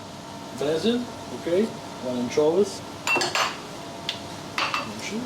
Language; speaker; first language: English; non-native, learner; Italian